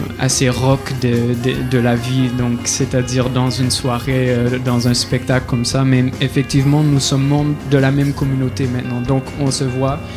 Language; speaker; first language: French; non-native, local second language; English